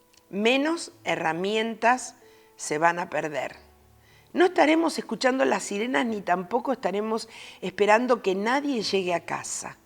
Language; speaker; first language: Spanish; native; Spanish